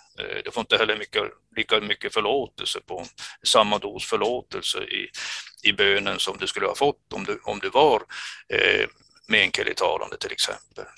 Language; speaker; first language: Swedish; native; Swedish